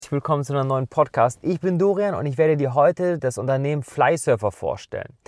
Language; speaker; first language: German; native; German